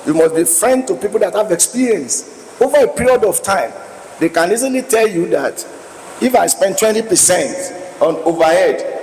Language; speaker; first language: English; non-native, local second language; Yoruba